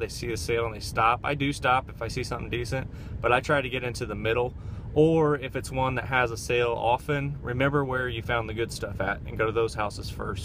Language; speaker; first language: English; native; English